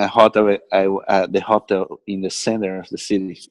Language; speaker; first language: English; non-native, learner; Portuguese